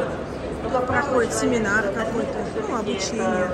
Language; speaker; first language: Russian; native; Russian